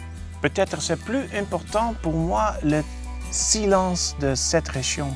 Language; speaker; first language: French; non-native, learner; Dutch